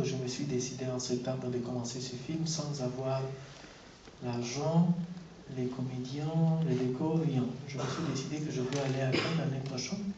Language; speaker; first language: French; non-native, fluent; Romanian